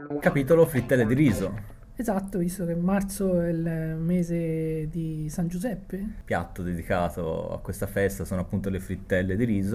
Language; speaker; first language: Italian; native; Italian